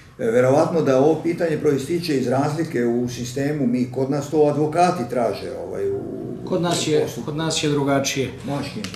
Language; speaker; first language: Bosnian; non-native, local second language; Hungarian